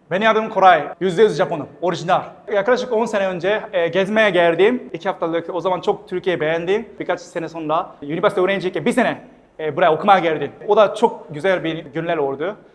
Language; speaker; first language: Turkish; non-native, fluent; Japanese